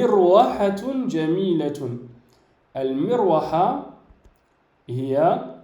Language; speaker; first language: Arabic; non-native, fluent; French